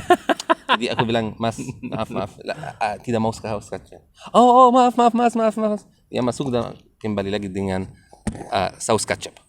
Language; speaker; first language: Indonesian; non-native, learner; Arabic